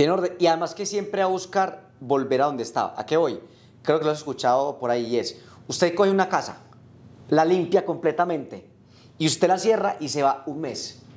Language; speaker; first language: Spanish; native; Spanish